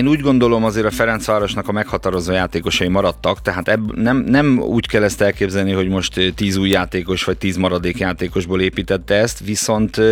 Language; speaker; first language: Hungarian; native; Hungarian